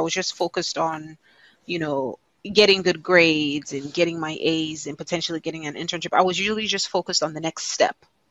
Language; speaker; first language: English; non-native, local second language; Igbo